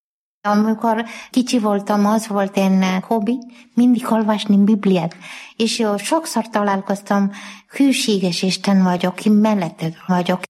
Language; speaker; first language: Hungarian; non-native, learner; Malayalam